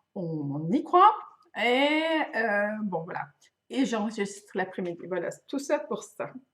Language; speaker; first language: French; non-native, fluent; Swedish